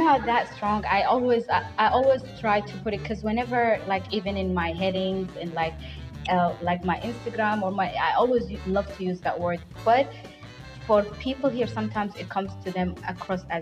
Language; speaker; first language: English; non-native, fluent; Somali